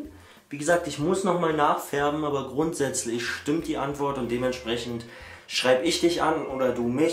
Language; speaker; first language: German; native; German